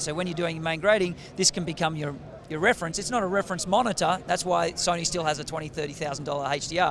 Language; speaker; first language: English; native; English